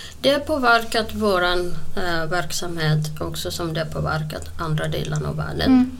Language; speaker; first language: Swedish; non-native, fluent; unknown